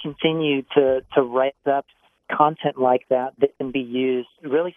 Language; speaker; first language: English; native; English